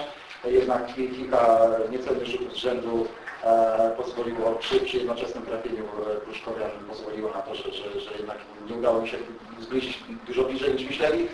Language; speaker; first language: Polish; native; Polish